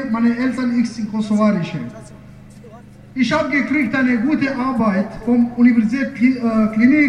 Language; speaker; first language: German; non-native, learner; Serbian